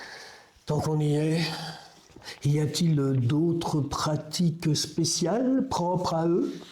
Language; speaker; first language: French; native; French